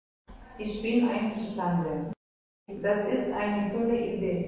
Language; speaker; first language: German; non-native, learner; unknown